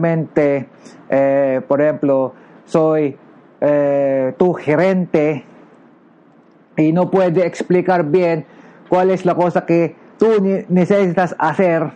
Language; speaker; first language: Spanish; non-native, learner; Filipino